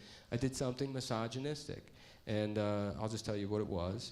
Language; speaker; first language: English; native; English